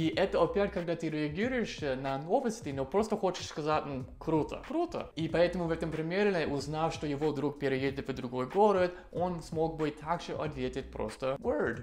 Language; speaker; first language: Russian; non-native, fluent; English